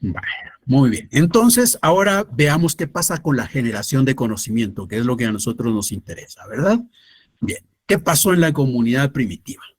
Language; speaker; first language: Spanish; native; Spanish